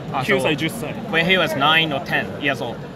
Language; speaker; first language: English; non-native, fluent; Japanese